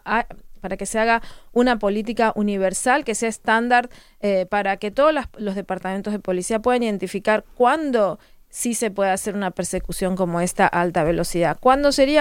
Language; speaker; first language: Spanish; native; Spanish